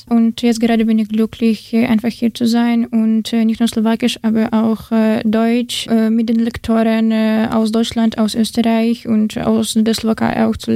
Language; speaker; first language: German; non-native, learner; Ukrainian